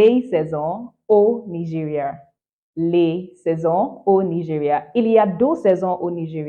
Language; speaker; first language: French; non-native, fluent; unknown